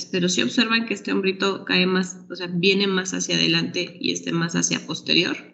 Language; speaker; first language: Spanish; native; Spanish